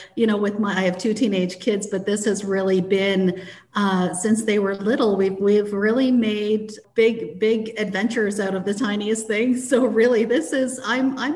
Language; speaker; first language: English; native; English